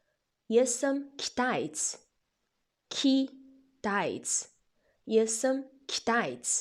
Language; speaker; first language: Slovenian; non-native, fluent; Chinese